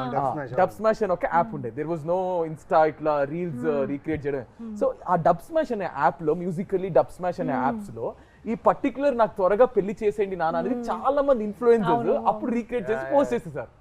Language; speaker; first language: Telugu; native; Telugu